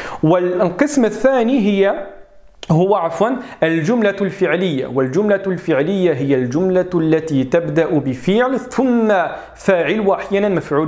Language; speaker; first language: Arabic; non-native, fluent; French